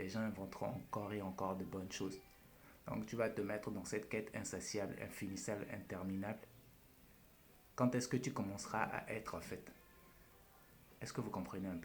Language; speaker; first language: French; native; French